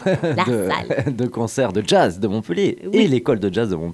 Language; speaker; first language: French; native; French